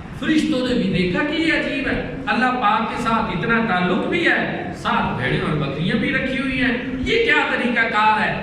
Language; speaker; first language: Urdu; non-native, local second language; Punjabi